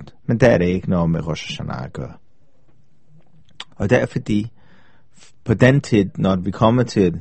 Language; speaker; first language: Danish; non-native, fluent; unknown